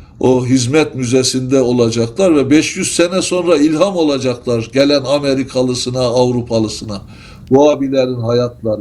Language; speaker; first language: Turkish; native; Turkish